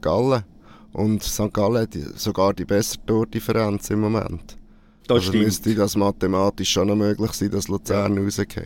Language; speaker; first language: German; native; German